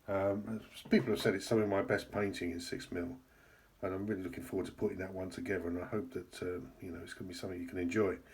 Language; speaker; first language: English; native; English